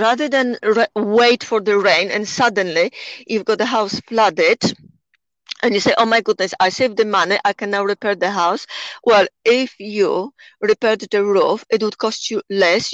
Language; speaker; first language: English; non-native, fluent; Polish